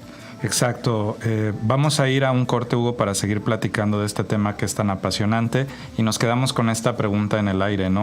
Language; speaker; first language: Spanish; native; Spanish